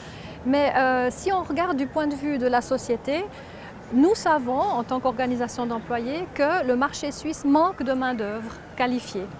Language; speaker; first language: French; native; French